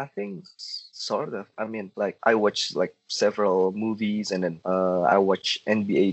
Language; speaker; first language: English; non-native, learner; Indonesian